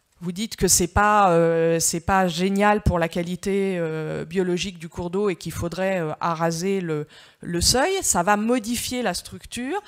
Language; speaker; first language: French; native; French